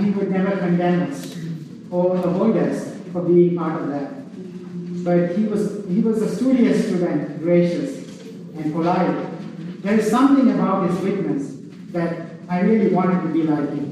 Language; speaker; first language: English; non-native, local second language; Sinhala